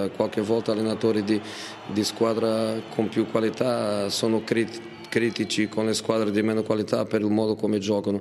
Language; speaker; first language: Italian; non-native, fluent; Portuguese